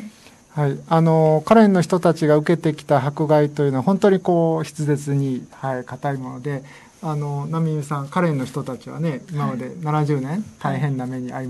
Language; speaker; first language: Japanese; native; Japanese